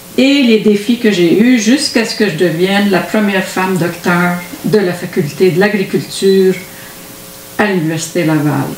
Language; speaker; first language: French; non-native, fluent; Arabic